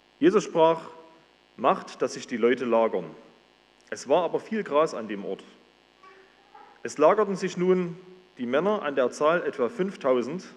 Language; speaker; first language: German; native; German